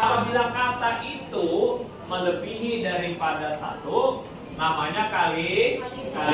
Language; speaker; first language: Indonesian; native; Indonesian